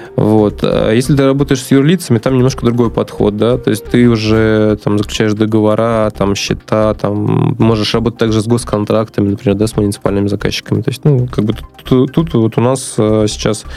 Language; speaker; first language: Russian; native; Russian